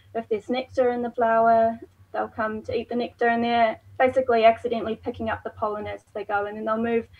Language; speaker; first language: English; native; English